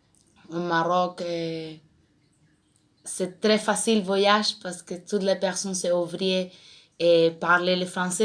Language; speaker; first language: French; non-native, learner; Spanish